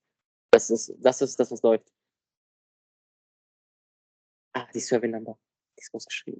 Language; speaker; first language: German; native; German